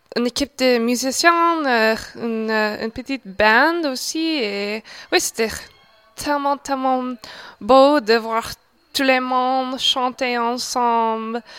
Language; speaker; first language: French; non-native, learner; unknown